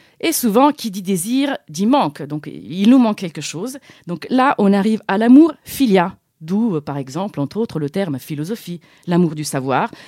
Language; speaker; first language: French; non-native, fluent; Italian